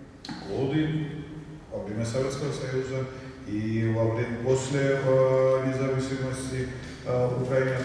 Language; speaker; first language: Russian; non-native, fluent; Georgian